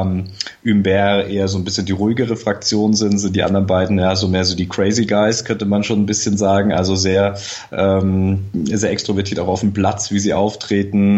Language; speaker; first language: German; native; German